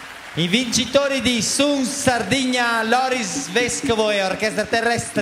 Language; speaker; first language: Italian; native; Italian